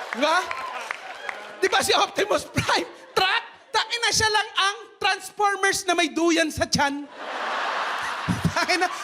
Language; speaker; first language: Filipino; native; Filipino